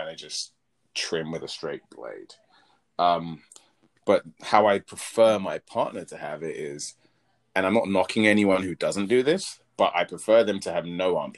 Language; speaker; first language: English; native; English